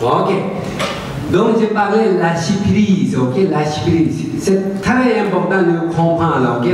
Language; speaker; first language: French; non-native, learner; Tibetan